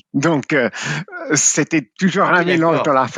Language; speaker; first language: French; non-native, fluent; English